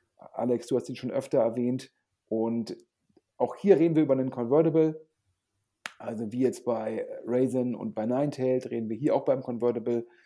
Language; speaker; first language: German; native; German